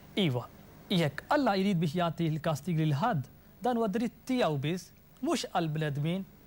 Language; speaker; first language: Maltese; non-native, fluent; Urdu